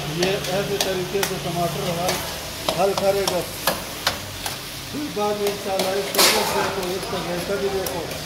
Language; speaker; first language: Urdu; non-native, local second language; Pashto